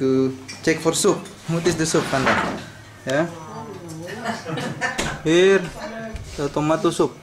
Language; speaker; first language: Dutch; non-native, learner; Indonesian